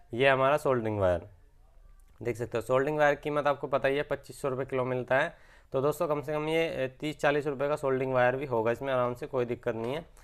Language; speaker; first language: Hindi; native; Hindi